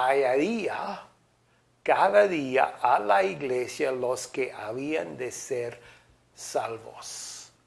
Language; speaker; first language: Spanish; non-native, fluent; English